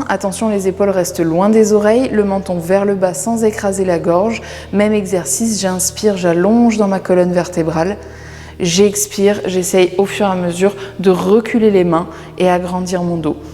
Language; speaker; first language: French; native; French